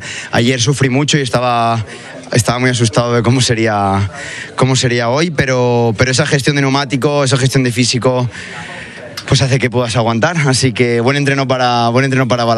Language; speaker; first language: Spanish; native; Spanish